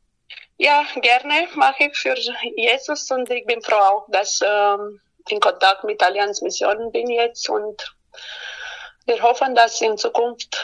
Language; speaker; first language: German; non-native, learner; Romanian